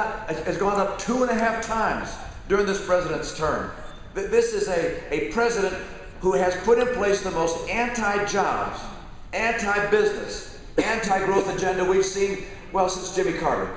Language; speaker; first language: English; native; English